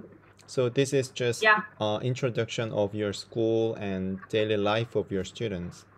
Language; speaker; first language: English; non-native, fluent; Korean